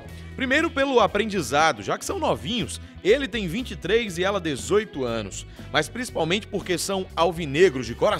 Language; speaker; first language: Portuguese; native; Portuguese